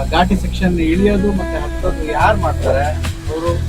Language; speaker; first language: Kannada; non-native, local second language; Tulu